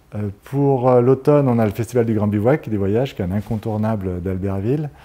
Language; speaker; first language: French; native; French